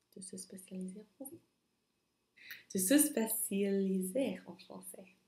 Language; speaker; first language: French; non-native, learner; English